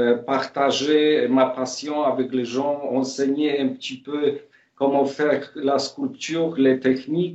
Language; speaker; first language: French; non-native, fluent; Polish